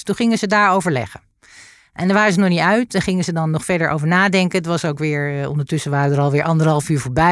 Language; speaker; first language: Dutch; native; Dutch